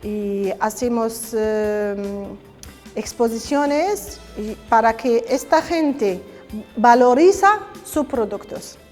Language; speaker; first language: Spanish; non-native, learner; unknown